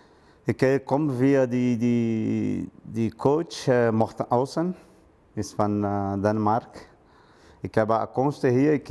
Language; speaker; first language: Dutch; non-native, learner; Portuguese